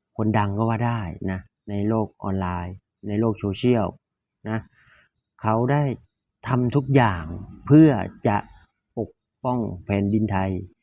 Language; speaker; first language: Thai; native; Thai